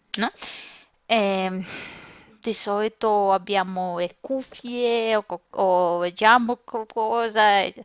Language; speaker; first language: Italian; non-native, fluent; Serbian